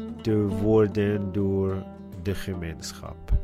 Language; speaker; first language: Dutch; non-native, learner; Arabic